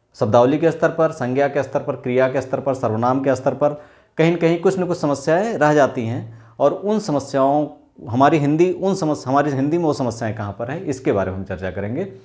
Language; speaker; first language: Hindi; native; Hindi